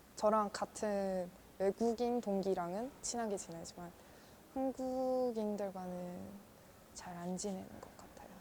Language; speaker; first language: Korean; non-native, fluent; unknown